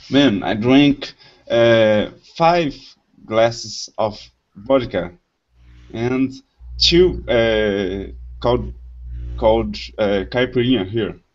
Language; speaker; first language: English; non-native, learner; Portuguese